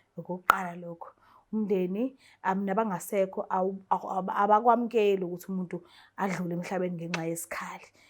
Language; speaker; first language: Zulu; native; Zulu